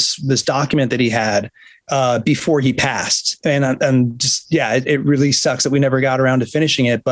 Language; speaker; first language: English; native; English